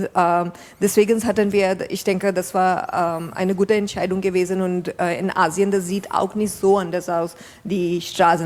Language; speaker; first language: German; non-native, fluent; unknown